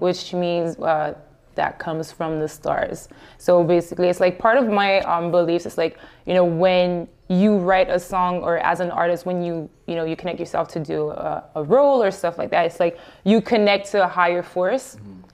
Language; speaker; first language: English; early bilingual, other home language; Haitian Creole